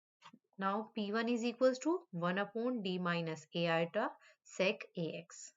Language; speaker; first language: English; non-native, local second language; Hindi